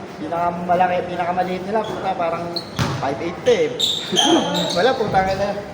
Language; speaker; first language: Filipino; native; Filipino